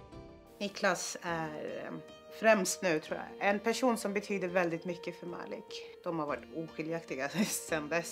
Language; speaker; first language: Swedish; native; Swedish